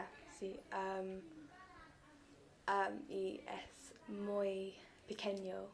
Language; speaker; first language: Spanish; non-native, learner; English